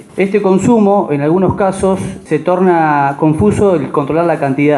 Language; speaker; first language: Spanish; native; Spanish